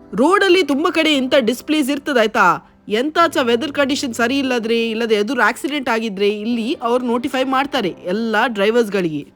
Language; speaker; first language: Kannada; non-native, local second language; Tulu